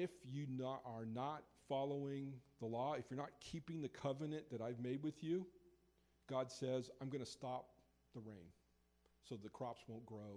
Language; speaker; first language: English; native; English